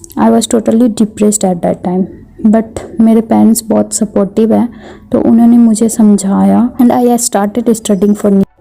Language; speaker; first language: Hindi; native; Hindi